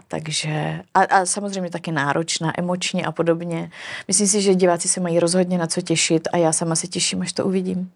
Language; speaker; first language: Czech; native; Czech